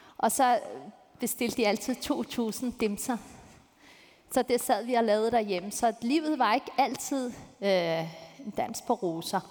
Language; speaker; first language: Danish; early bilingual, other home language; Turkish